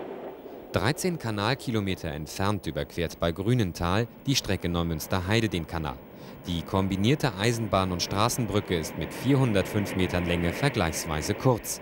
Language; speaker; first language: German; native; German